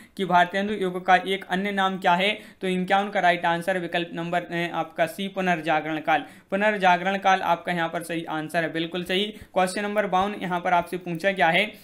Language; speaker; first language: Hindi; native; Hindi